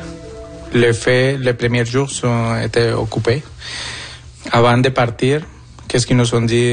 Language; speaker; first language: French; non-native, fluent; Spanish